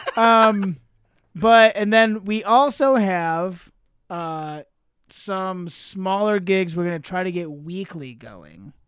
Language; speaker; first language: English; native; English